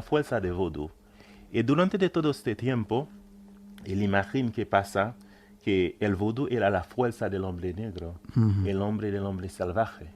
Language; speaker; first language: Spanish; non-native, fluent; Haitian Creole